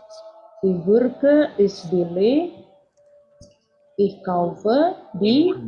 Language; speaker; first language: German; non-native, fluent; Indonesian